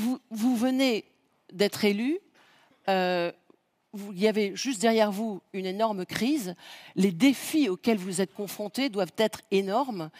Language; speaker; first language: French; early bilingual, heritage; French